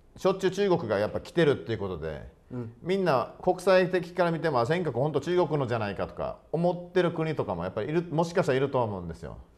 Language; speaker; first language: Japanese; native; Japanese